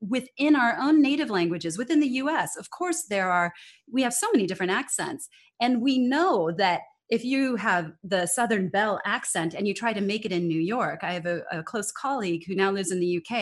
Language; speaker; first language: English; native; English